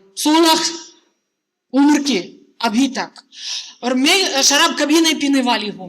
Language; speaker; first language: Hindi; non-native, fluent; Russian